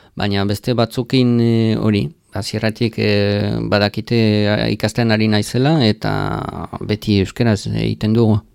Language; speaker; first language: Basque; non-native, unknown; French